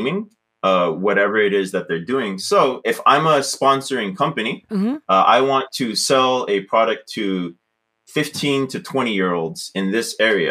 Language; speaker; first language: English; native; English